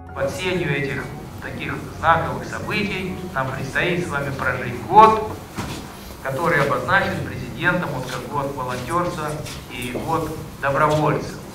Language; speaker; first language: Russian; native; Russian